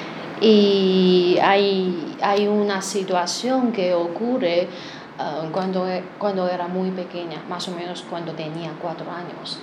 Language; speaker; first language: Spanish; non-native, learner; Chinese